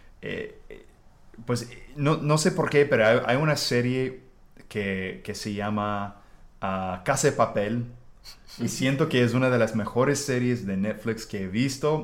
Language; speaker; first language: Spanish; non-native, fluent; English